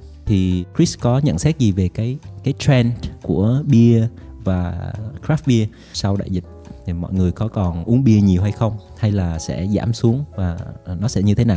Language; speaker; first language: Vietnamese; native; Vietnamese